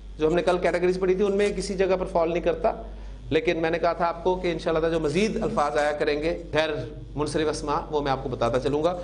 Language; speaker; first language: Urdu; native; Urdu